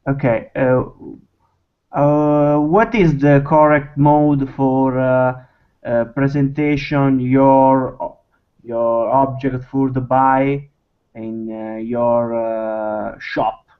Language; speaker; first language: English; non-native, learner; Italian